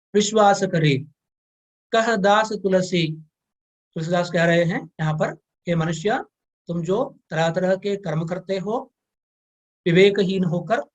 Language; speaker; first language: Hindi; non-native, local second language; Kannada